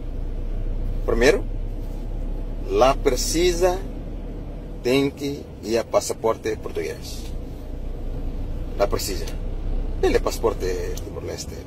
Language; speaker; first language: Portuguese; non-native, local second language; Tetum